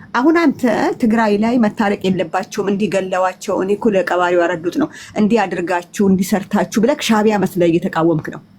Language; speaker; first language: Amharic; non-native, local second language; Tigrinya